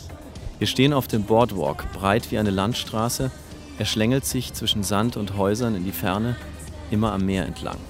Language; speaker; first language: German; native; German